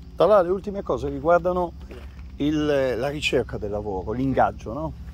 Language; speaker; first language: Italian; native; Italian